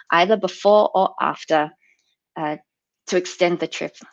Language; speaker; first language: English; native; English